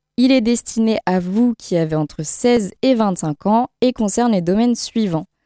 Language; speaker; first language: French; native; French